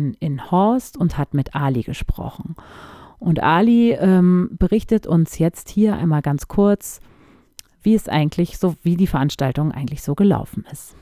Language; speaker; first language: German; native; German